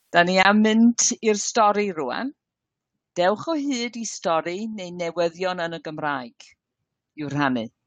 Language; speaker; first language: Welsh; non-native, learner; English